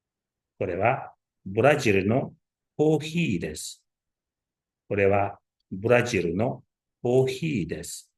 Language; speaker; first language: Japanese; non-native, learner; Uzbek